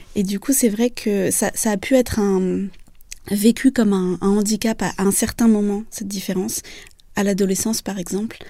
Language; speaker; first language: French; early bilingual, other home language; Vietnamese